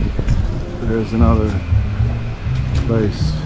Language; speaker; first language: English; non-native, fluent; Turkish